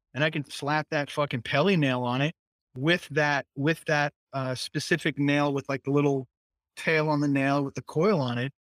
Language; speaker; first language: English; native; English